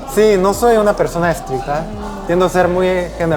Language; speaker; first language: Spanish; non-native, fluent; Korean